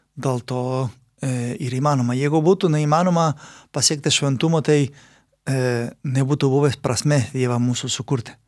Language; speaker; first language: Lithuanian; non-native, fluent; Spanish